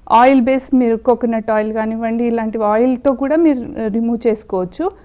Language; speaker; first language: Telugu; native; Telugu